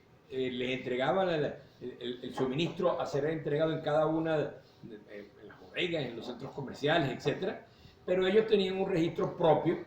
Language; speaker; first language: Spanish; native; Spanish